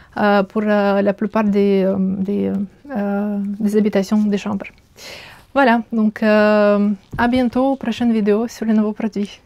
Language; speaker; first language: French; non-native, fluent; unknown